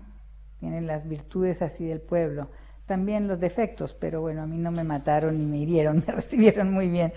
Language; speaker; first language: Spanish; early bilingual, other home language; Russian